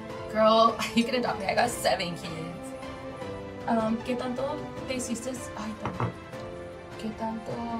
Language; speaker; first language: Spanish; early bilingual, heritage; Spanish